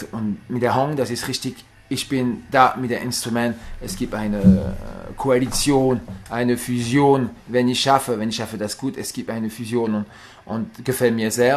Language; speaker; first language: German; non-native, learner; French